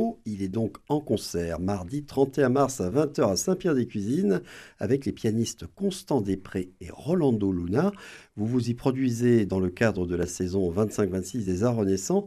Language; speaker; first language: French; native; French